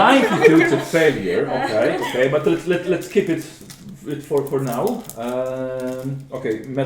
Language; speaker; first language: English; non-native, fluent; Polish